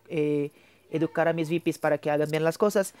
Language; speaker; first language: Spanish; non-native, fluent; Portuguese